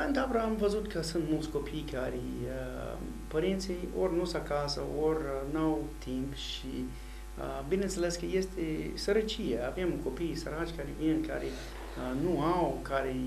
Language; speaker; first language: Romanian; non-native, fluent; English